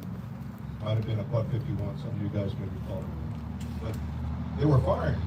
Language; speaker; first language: English; native; English